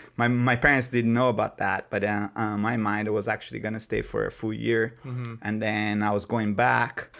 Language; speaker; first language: English; non-native, fluent; Portuguese